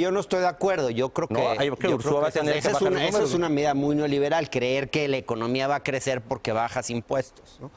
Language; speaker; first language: Spanish; native; Spanish